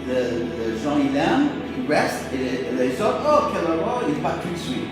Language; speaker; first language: French; non-native, learner; English